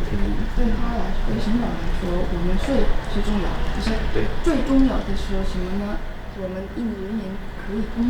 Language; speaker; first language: Chinese; non-native, fluent; Indonesian